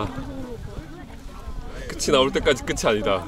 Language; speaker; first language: Korean; native; Korean